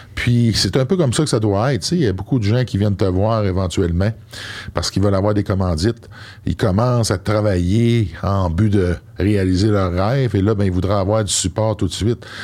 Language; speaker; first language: French; native; French